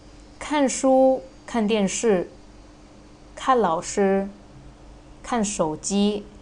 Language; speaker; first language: Chinese; non-native, fluent; Thai